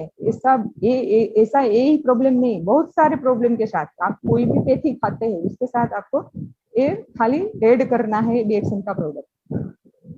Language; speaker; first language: Hindi; non-native, local second language; Gujarati